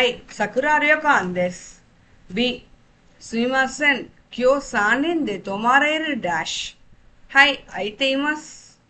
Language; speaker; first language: Japanese; non-native, learner; Tamil